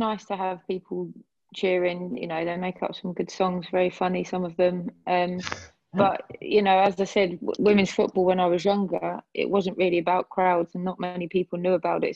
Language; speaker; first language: English; native; English